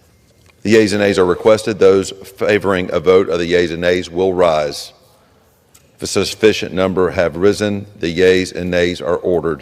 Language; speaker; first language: English; native; English